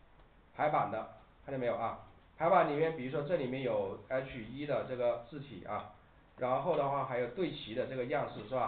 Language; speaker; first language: Chinese; native; Chinese